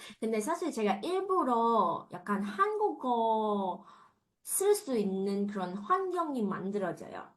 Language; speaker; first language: Korean; non-native, fluent; Chinese